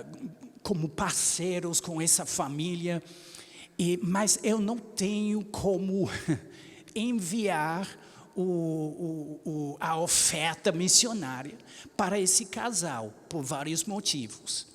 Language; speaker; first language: Portuguese; non-native, fluent; English